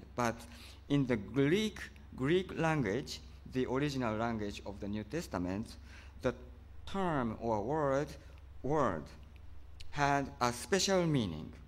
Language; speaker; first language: English; non-native, fluent; Japanese